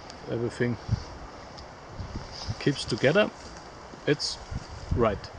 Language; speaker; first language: English; non-native, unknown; German